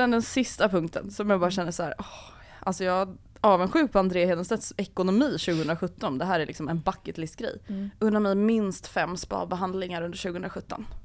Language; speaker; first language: Swedish; native; Swedish